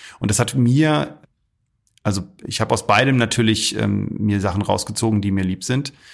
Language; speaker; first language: German; early bilingual, other home language; Arabic